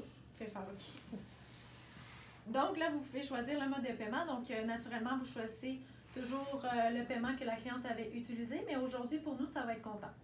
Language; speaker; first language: French; native; French